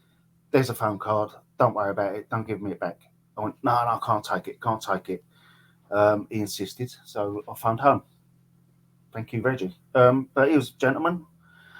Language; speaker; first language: English; native; English